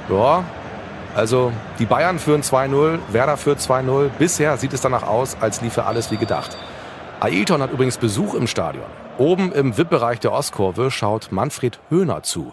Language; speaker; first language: German; native; German